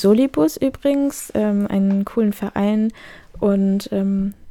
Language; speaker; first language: German; native; German